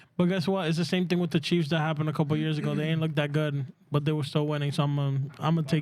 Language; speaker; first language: English; early bilingual, other home language; Spanish